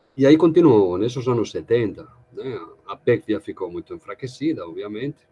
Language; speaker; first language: Portuguese; non-native, fluent; Catalan